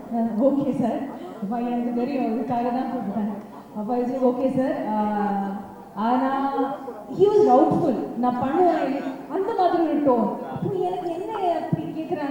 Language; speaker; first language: Tamil; non-native, learner; Malayalam